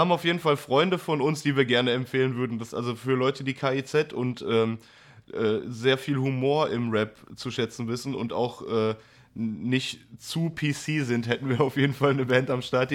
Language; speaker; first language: German; native; German